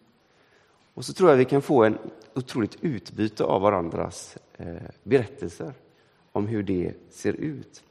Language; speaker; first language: Swedish; native; Swedish